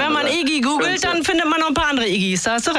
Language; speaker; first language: German; native; German